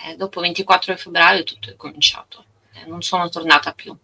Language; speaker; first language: Italian; non-native, learner; Russian